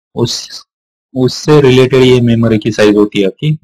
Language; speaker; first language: Hindi; non-native, local second language; Marathi